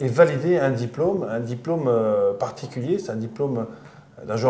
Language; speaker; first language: French; native; French